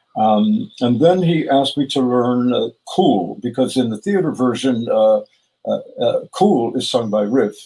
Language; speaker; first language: English; native; English